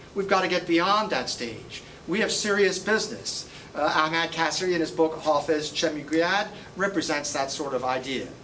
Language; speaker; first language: English; native; English